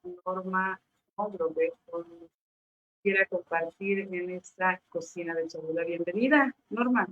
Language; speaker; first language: Spanish; native; Spanish